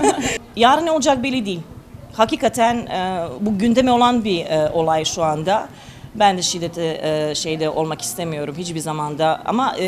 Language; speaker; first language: Turkish; non-native, fluent; Serbian